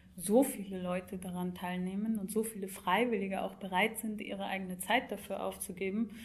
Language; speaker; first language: German; non-native, fluent; English